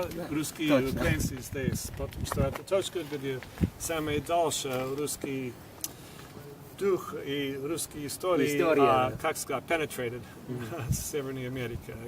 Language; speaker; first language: Russian; non-native, fluent; English